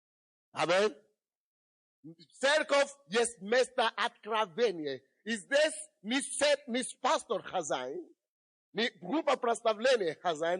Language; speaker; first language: Russian; non-native, fluent; Yoruba